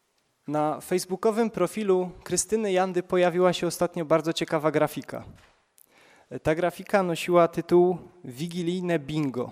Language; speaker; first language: Polish; native; Polish